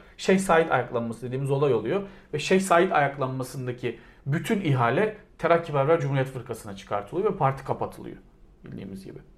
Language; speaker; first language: Turkish; native; Turkish